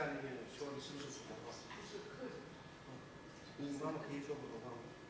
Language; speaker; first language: Chinese; non-native, fluent; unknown